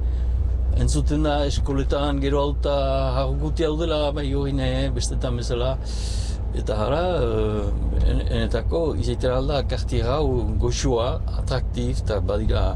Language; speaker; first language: Basque; native; Basque